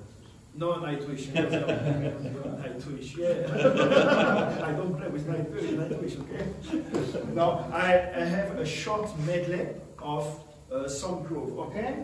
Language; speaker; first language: English; non-native, learner; French